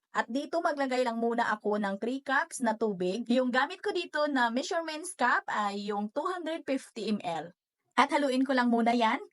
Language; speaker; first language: Filipino; non-native, local second language; Cebuano